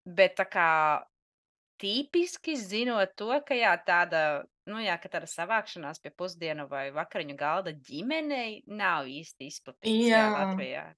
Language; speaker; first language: Latvian; native; Latvian